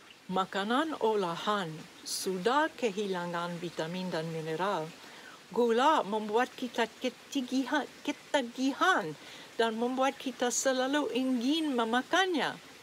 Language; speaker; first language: Indonesian; non-native, learner; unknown